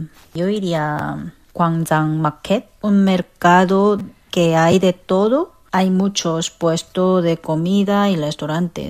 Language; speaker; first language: Spanish; non-native, fluent; Korean